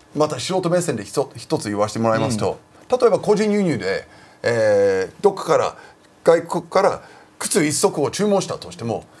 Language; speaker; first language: Japanese; non-native, fluent; English